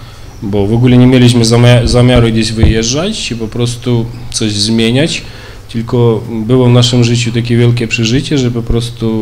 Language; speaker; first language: Polish; early bilingual, other home language; Ukrainian